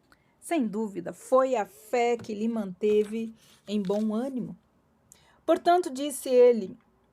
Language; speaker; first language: Portuguese; native; Portuguese